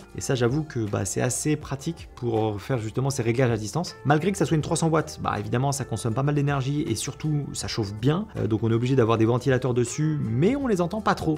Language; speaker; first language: French; native; French